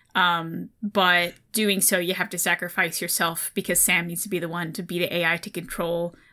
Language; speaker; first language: English; native; English